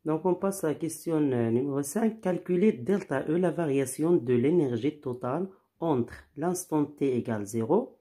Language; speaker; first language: French; non-native, local second language; Arabic